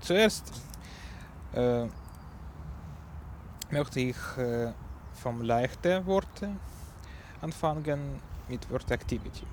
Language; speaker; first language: German; non-native, learner; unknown